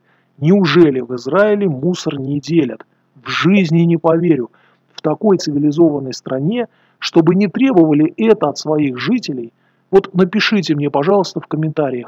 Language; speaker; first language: Russian; native; Russian